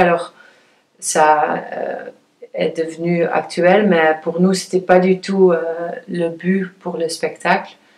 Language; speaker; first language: French; non-native, fluent; Dutch